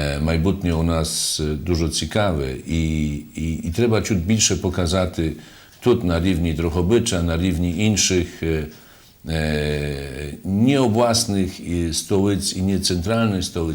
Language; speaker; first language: Ukrainian; non-native, fluent; Polish